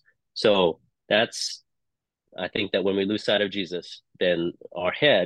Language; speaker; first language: English; non-native, local second language; Cantonese